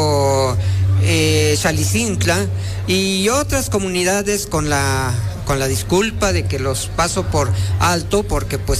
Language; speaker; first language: Spanish; non-native, local second language; Nahuatl languages